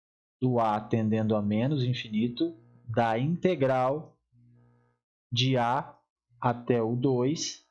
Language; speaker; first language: Portuguese; native; Portuguese